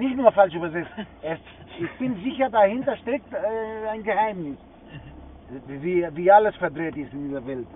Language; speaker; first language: German; non-native, learner; Greek